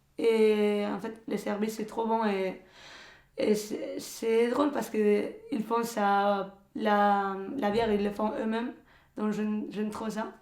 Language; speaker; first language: French; non-native, fluent; Spanish